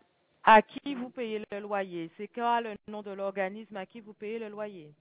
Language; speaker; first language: French; native; French